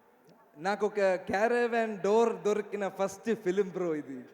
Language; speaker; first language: Telugu; non-native, learner; Malayalam